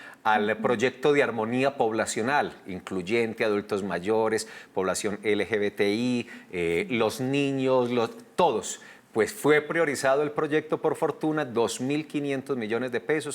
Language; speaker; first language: Spanish; native; Spanish